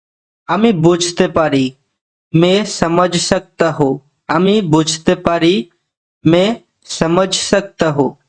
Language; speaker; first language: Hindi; non-native, fluent; Bangla